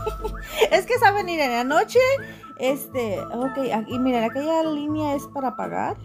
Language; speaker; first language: Spanish; native; Spanish